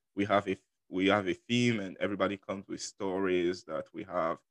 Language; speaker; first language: English; non-native, fluent; French